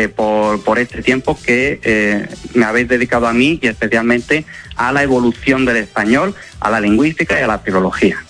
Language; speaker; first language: Spanish; native; Spanish